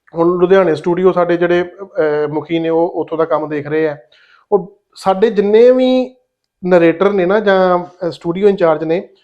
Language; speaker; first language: Punjabi; native; Punjabi